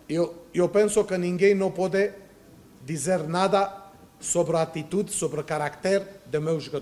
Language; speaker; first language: Portuguese; non-native, learner; Romanian